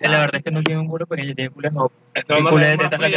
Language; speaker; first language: Spanish; native; Spanish